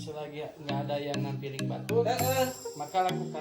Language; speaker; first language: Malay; non-native, local second language; Sundanese